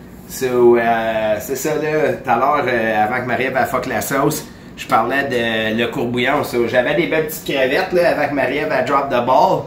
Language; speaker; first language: French; native; French